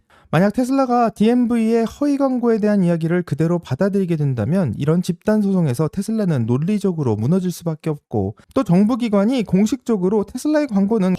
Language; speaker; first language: Korean; native; Korean